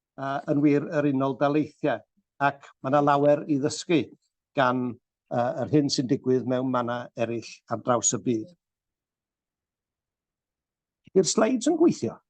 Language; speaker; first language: Welsh; native; Welsh